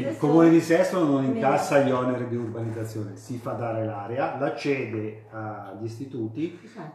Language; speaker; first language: Italian; native; Italian